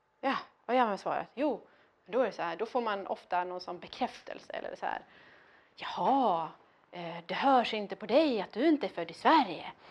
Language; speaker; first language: Swedish; early bilingual, other home language; Arabic